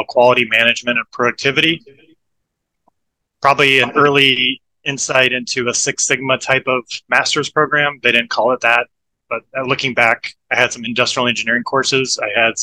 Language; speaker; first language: English; native; English